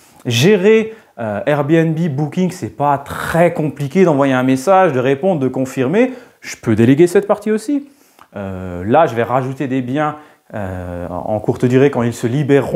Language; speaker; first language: French; native; French